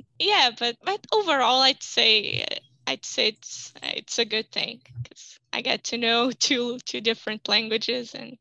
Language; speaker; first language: English; non-native, fluent; Portuguese